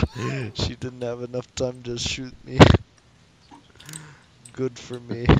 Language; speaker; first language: English; native; English